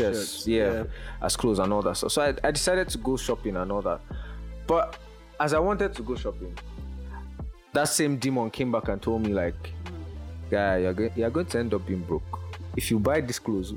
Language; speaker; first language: English; non-native, local second language; Yoruba